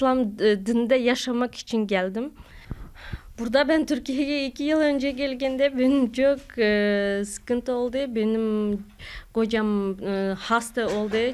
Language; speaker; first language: Turkish; non-native, learner; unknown